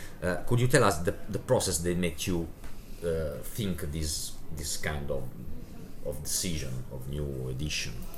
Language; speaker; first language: English; non-native, fluent; Italian